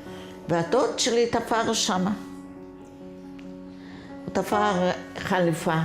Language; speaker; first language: Hebrew; non-native, fluent; Yiddish